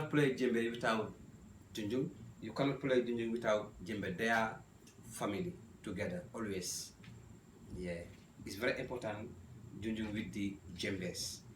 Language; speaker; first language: English; non-native, learner; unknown